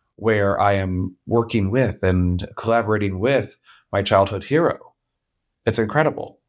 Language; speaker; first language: English; native; English